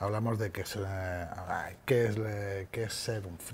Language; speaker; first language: Spanish; native; Spanish